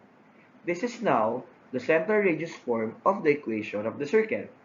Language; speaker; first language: English; non-native, local second language; Filipino